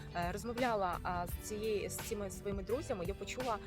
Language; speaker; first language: Ukrainian; non-native, local second language; Russian